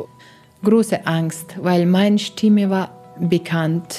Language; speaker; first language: German; non-native, learner; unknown